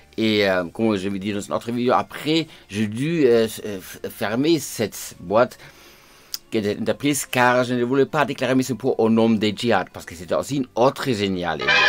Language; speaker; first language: French; non-native, fluent; German